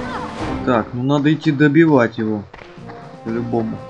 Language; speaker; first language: Russian; native; Russian